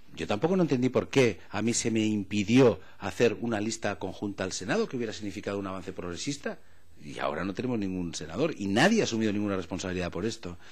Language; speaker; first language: Spanish; non-native, local second language; Catalan